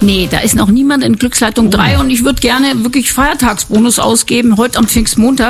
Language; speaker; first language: German; native; German